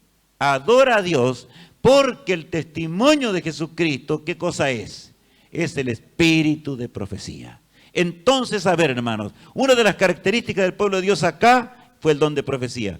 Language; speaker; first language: Spanish; native; Spanish